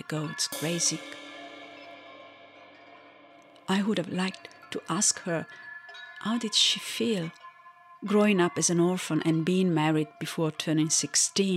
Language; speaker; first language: English; non-native, fluent; Italian